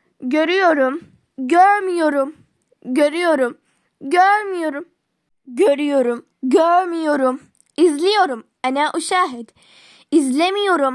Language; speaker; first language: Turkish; non-native, fluent; Arabic